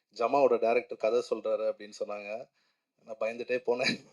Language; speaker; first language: Tamil; native; Tamil